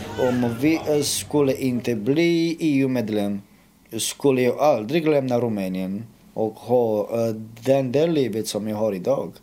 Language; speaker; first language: Swedish; non-native, fluent; Romanian